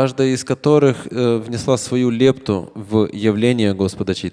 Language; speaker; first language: Russian; native; Russian